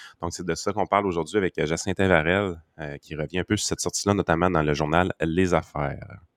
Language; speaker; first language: French; native; French